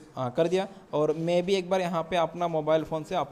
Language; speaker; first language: Hindi; non-native, local second language; Assamese